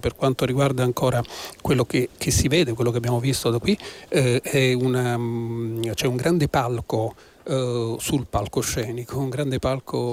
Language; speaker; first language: Italian; native; Italian